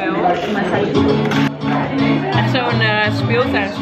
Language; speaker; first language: Dutch; native; Dutch